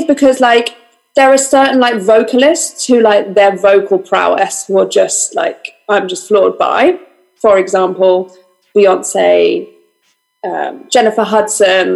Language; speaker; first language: English; native; English